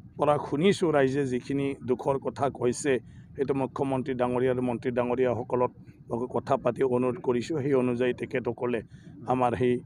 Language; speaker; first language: Assamese; native; Assamese